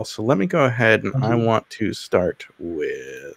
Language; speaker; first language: English; native; English